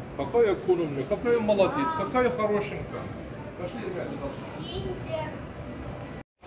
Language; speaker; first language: Russian; non-native, learner; Turkish